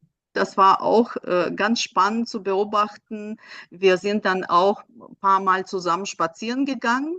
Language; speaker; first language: German; non-native, fluent; Russian